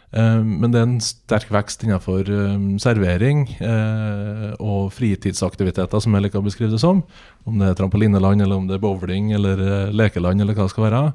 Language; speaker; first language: Norwegian; native; Norwegian